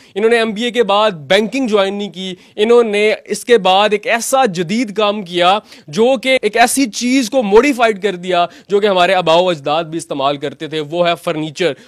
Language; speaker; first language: Urdu; non-native, local second language; Punjabi